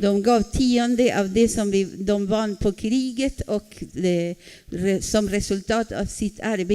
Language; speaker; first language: Swedish; non-native, fluent; Spanish